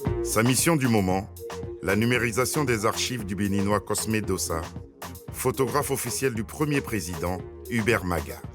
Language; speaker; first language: French; native; French